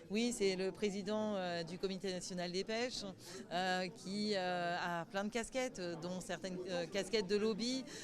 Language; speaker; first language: French; native; French